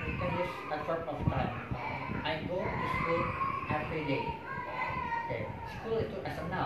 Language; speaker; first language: English; non-native, learner; Indonesian